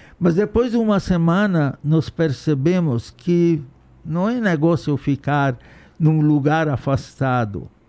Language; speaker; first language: Portuguese; non-native, fluent; Hungarian